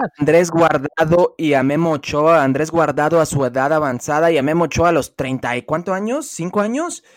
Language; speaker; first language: Spanish; early bilingual, heritage; Spanish